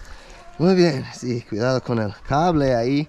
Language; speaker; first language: Spanish; non-native, learner; English